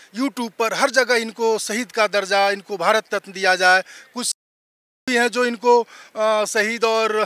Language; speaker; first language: Hindi; native; Hindi